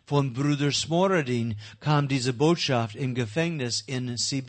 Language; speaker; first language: German; non-native, learner; English